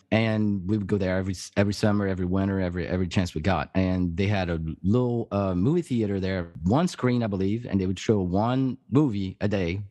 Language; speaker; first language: English; non-native, fluent; French